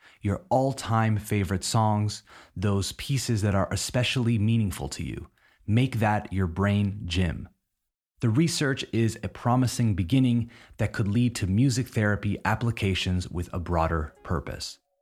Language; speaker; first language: English; native; English